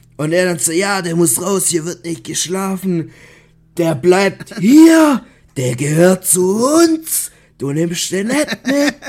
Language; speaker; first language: German; native; German